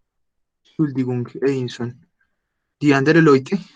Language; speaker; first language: German; non-native, fluent; Spanish